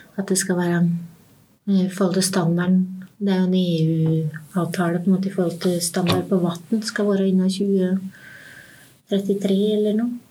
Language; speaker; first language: Norwegian; native; Norwegian